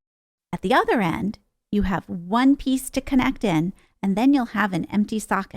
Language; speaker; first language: English; native; English